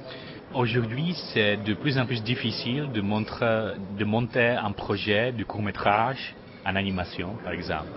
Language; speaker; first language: French; non-native, fluent; Czech